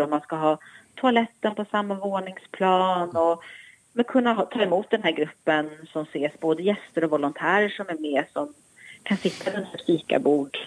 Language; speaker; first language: Swedish; native; Swedish